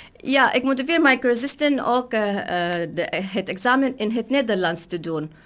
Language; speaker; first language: Dutch; non-native, learner; Arabic